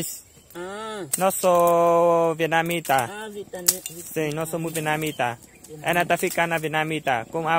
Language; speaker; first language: Portuguese; non-native, learner; Vietnamese